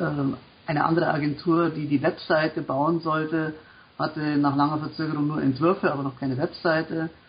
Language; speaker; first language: German; native; German